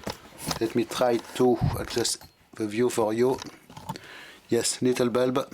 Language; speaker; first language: English; non-native, fluent; French